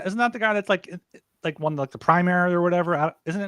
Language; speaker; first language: English; native; English